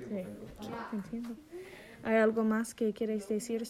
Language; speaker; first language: Spanish; non-native, learner; English